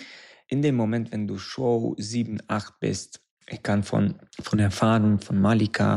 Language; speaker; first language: German; non-native, fluent; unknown